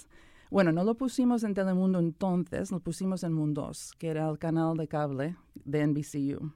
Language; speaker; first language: Spanish; early bilingual, other home language; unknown